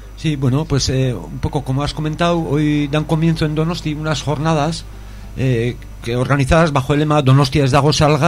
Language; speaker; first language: Spanish; native; Spanish